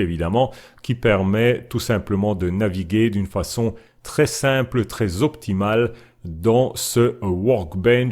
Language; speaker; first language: French; native; French